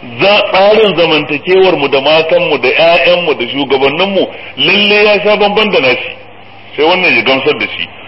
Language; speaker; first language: Hausa; native; Hausa